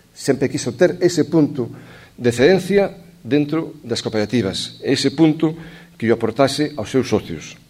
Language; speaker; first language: Galician; native; Galician